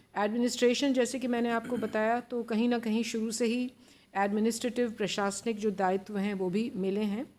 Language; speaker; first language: Hindi; native; Hindi